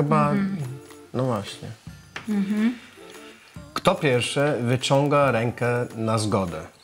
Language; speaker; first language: Polish; non-native, fluent; English